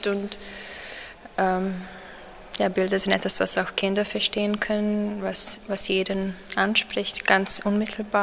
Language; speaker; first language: German; early bilingual, other home language; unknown